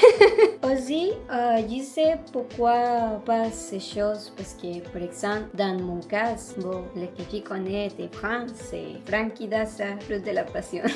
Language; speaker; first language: French; non-native, learner; Spanish